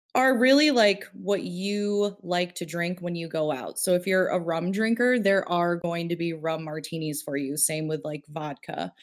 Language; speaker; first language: English; early bilingual, other home language; Filipino